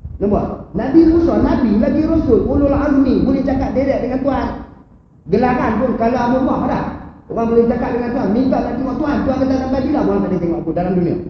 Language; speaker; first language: Malay; native; Malay